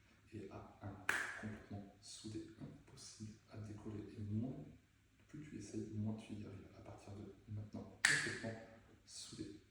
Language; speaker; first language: French; native; French